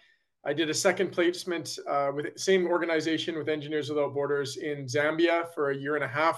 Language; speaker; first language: English; native; English